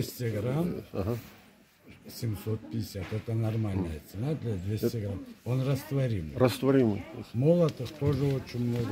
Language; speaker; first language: Russian; non-native, local second language; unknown